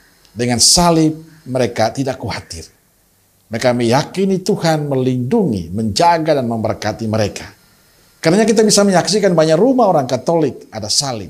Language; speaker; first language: Indonesian; native; Indonesian